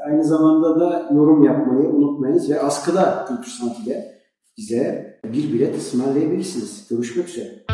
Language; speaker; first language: Turkish; native; Turkish